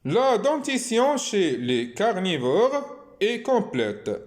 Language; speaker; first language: French; non-native, local second language; Arabic